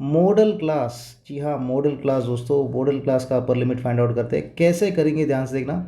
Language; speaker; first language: Hindi; non-native, local second language; Marathi